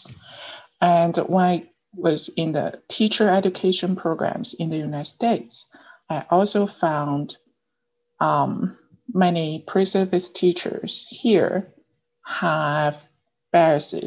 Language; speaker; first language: English; non-native, fluent; Chinese